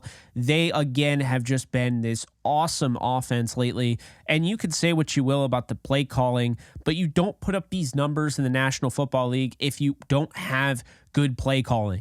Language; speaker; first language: English; native; English